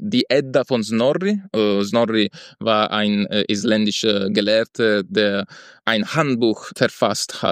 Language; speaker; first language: German; non-native, fluent; Italian